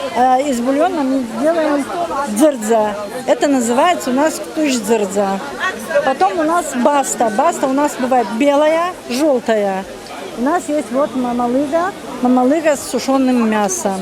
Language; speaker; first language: Russian; non-native, local second language; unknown